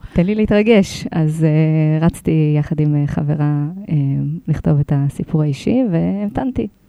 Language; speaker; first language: Hebrew; early bilingual, other home language; Russian